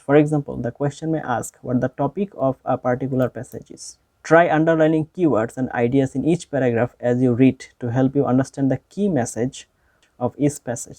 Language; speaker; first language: English; non-native, local second language; Bangla